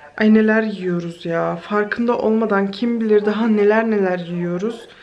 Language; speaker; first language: Turkish; early bilingual, heritage; Turkish